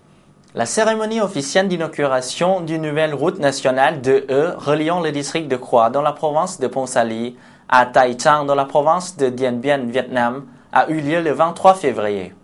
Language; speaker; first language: French; non-native, fluent; Lao